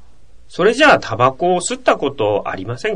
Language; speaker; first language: Korean; non-native, fluent; Japanese